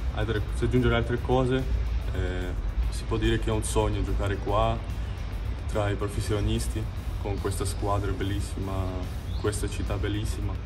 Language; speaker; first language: Italian; non-native, fluent; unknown